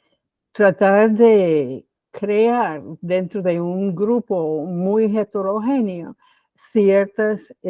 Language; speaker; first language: Spanish; non-native, fluent; English